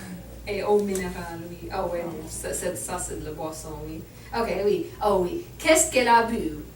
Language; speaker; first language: French; non-native, learner; English